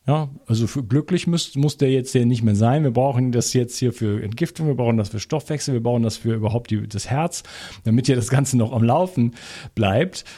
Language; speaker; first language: German; native; German